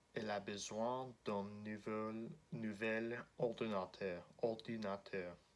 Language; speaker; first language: French; non-native, learner; English